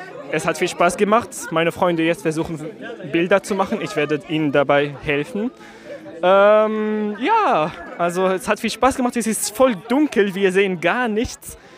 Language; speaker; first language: German; non-native, fluent; Arabic